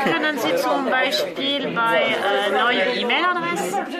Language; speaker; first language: German; non-native, learner; French